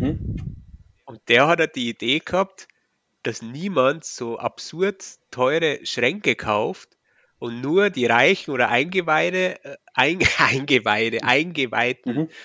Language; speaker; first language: German; native; German